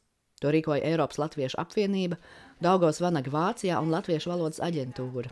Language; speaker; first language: Latvian; native; Latvian